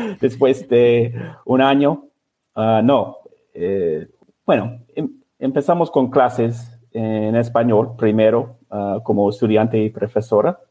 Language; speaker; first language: Spanish; non-native, learner; English